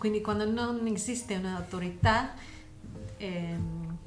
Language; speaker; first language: Italian; non-native, learner; English